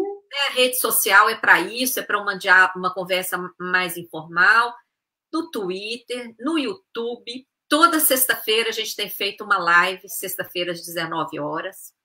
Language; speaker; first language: Portuguese; native; Portuguese